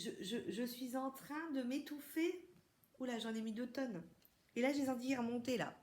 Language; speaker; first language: French; native; French